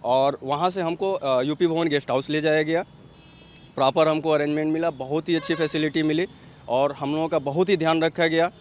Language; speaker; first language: Hindi; native; Hindi